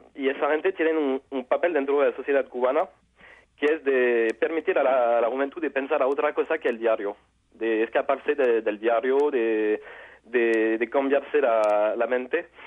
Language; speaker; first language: Spanish; non-native, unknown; French